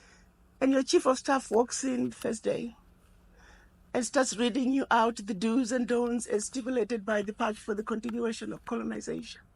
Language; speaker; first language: English; non-native, local second language; Shona